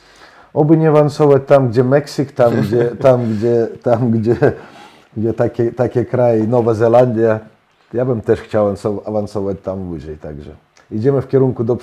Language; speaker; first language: Polish; non-native, fluent; Russian